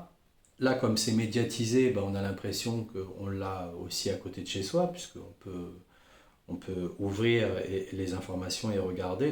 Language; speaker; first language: French; native; French